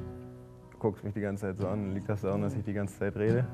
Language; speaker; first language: German; native; German